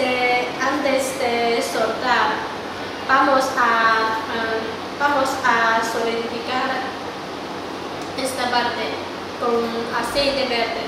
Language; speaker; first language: Spanish; non-native, learner; Chinese